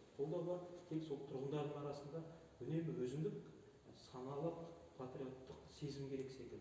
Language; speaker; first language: Kazakh; native; Kazakh